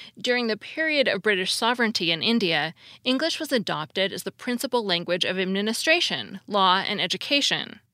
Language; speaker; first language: English; native; English